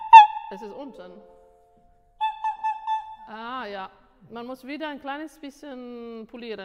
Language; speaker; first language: German; non-native, fluent; Italian